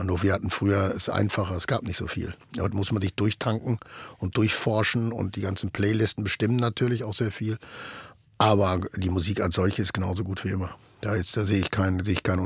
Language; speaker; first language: German; native; German